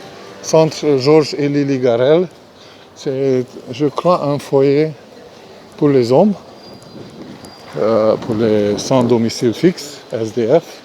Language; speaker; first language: French; non-native, fluent; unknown